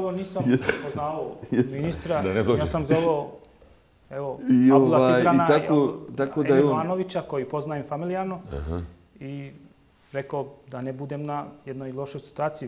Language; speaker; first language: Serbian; non-native, local second language; Turkish